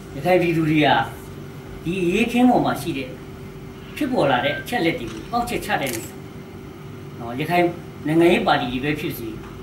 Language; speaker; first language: Burmese; non-native, local second language; S'gaw Karen